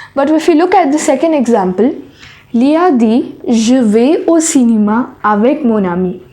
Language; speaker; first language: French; non-native, fluent; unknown